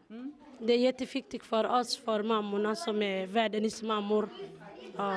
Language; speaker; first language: Swedish; non-native, learner; Somali